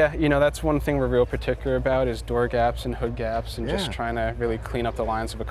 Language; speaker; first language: English; native; English